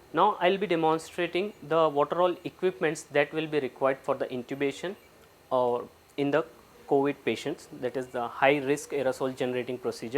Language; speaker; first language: English; non-native, local second language; Malayalam